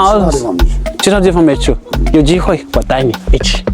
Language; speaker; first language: Chinese; non-native, fluent; Hausa